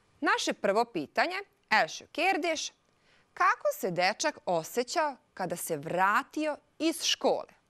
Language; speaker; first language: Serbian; non-native, local second language; Hungarian